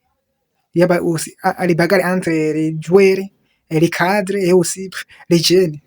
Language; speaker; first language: French; non-native, local second language; Kinyarwanda